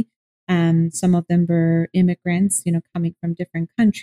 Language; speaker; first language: English; non-native, fluent; Persian